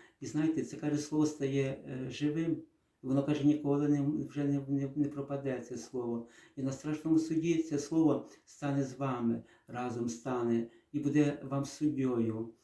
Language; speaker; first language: Ukrainian; native; Ukrainian